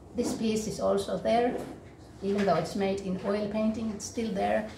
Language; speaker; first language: English; non-native, fluent; Finnish